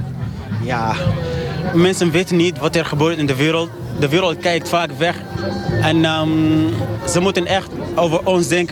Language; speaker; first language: Dutch; non-native, fluent; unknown